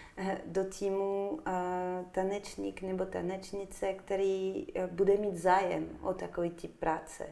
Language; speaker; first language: Czech; non-native, fluent; French